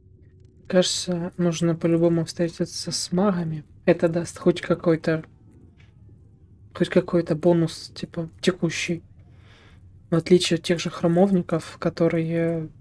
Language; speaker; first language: Russian; native; Russian